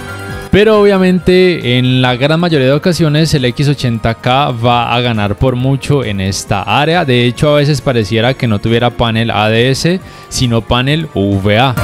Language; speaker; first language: Spanish; native; Spanish